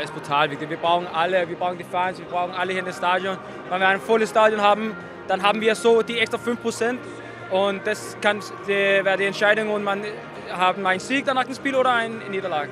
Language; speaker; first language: German; non-native, fluent; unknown